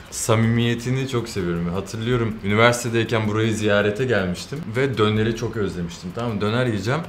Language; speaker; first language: Turkish; early bilingual, heritage; Turkish